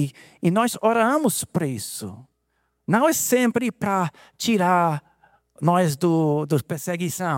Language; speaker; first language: Portuguese; non-native, fluent; English